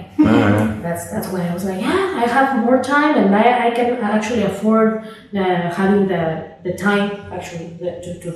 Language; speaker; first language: English; non-native, fluent; Spanish